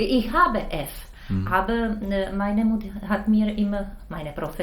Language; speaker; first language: German; non-native, learner; Czech